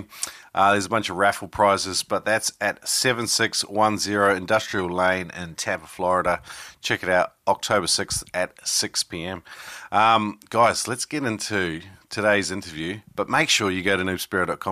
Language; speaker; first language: English; native; English